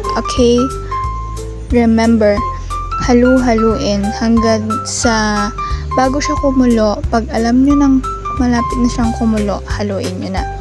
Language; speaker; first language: Filipino; non-native, local second language; Iloko